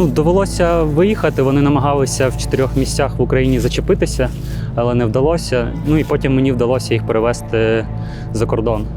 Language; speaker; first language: Ukrainian; non-native, local second language; Russian